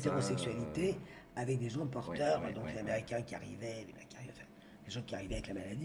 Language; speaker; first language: French; native; French